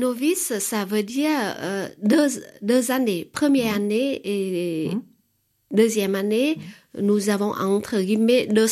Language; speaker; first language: French; non-native, fluent; Vietnamese